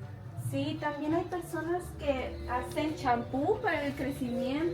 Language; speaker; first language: Spanish; native; Spanish